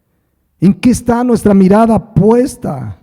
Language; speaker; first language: Spanish; native; Spanish